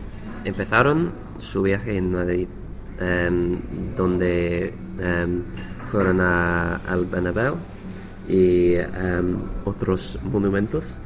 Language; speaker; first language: Spanish; non-native, learner; English